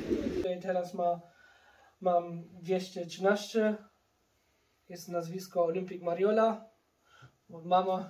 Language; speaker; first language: Polish; early bilingual, heritage; German